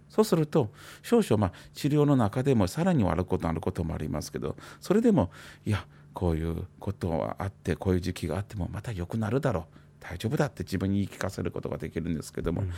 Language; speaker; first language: Japanese; non-native, fluent; Chinese